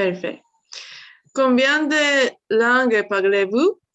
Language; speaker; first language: French; non-native, learner; Spanish